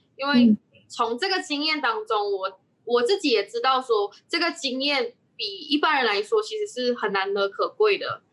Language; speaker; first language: Chinese; native; Chinese